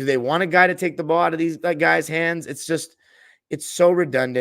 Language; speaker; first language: English; native; English